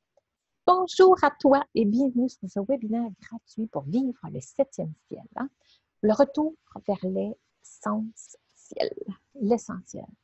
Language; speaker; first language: French; native; French